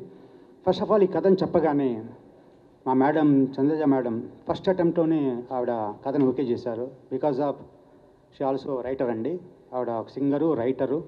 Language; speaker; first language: Telugu; native; Telugu